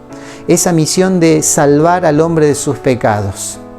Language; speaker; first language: Spanish; native; Spanish